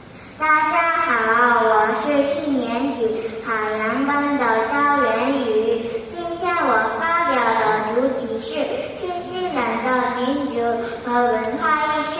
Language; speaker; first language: Chinese; non-native, learner; Korean